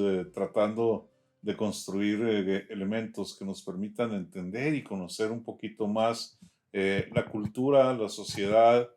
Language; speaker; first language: Spanish; native; Spanish